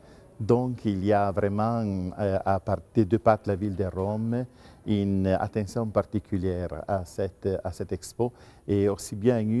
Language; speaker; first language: French; non-native, fluent; Italian